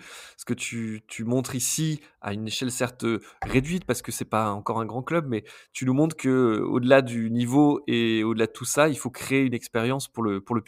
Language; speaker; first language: French; native; French